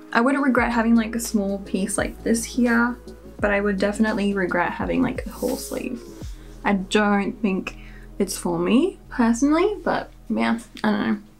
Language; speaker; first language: English; early bilingual, other home language; Spanish